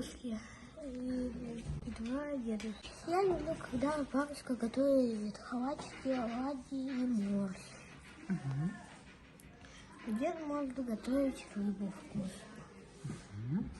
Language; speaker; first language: Russian; non-native, local second language; Yakut